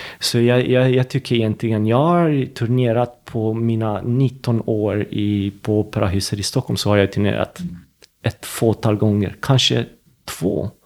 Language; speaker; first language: Swedish; non-native, fluent; Romanian